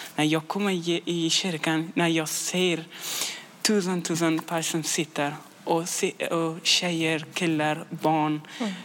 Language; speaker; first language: Swedish; non-native, learner; Persian